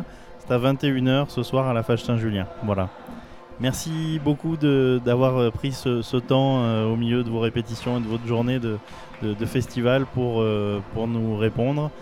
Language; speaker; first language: French; native; French